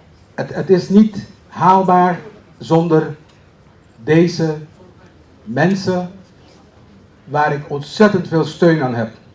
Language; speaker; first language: Dutch; non-native, local second language; Papiamento